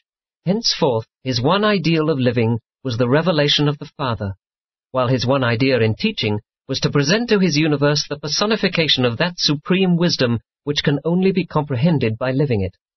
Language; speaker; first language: English; native; English